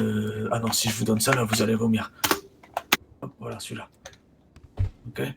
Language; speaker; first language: French; native; French